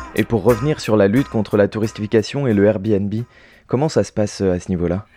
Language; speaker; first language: French; native; French